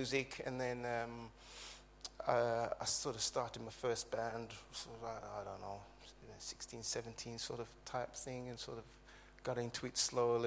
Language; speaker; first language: English; native; English